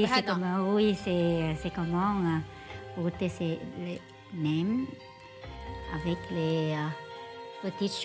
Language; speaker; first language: French; non-native, learner; Vietnamese